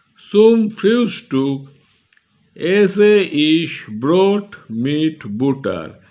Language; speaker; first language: German; non-native, learner; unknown